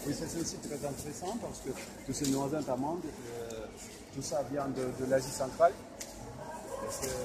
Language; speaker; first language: French; non-native, fluent; Russian